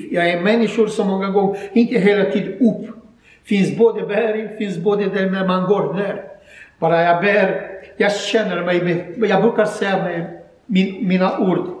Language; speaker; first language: Swedish; non-native, learner; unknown